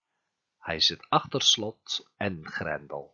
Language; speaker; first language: Dutch; non-native, fluent; Turkish